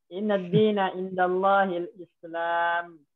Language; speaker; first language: Indonesian; native; Indonesian